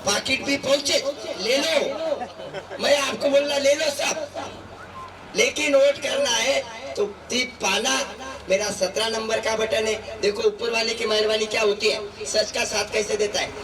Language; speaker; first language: Hindi; non-native, local second language; Marathi